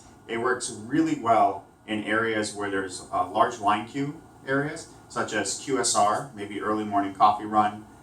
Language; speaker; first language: English; native; English